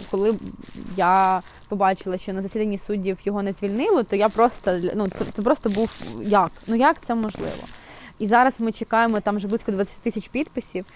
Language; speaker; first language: Ukrainian; non-native, local second language; Russian